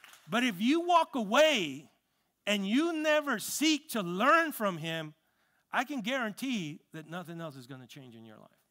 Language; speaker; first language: English; early bilingual, other home language; Spanish